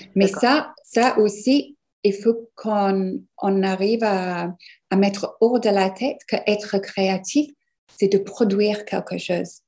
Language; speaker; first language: French; non-native, fluent; English